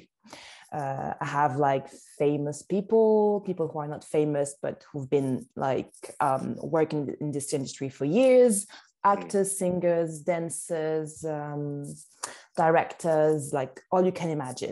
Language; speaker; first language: English; non-native, fluent; French